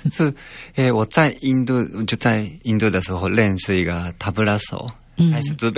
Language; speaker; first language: Chinese; non-native, fluent; Japanese